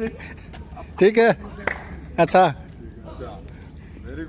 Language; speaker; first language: Hindi; non-native, local second language; Mizo